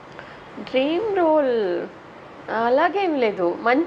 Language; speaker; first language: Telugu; non-native, local second language; Tamil